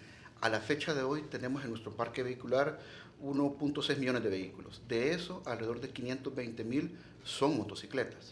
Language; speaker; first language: Spanish; native; Spanish